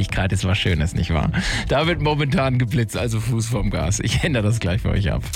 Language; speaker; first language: German; native; German